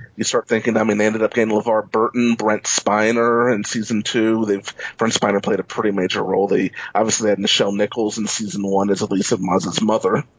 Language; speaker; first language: English; native; English